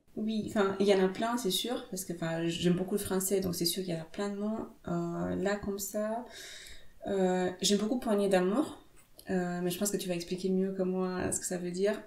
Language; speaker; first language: French; non-native, fluent; Romanian